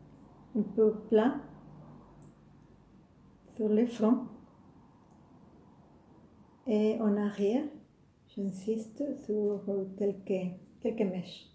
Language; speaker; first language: French; non-native, fluent; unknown